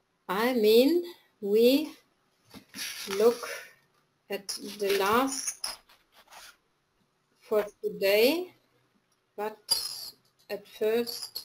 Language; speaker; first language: English; non-native, fluent; German